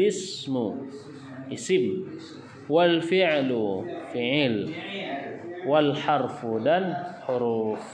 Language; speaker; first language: Arabic; non-native, fluent; Indonesian